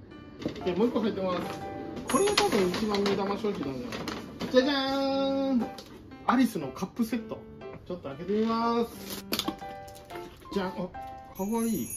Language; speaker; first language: Japanese; native; Japanese